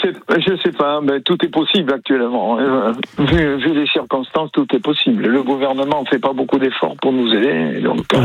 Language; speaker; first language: French; native; French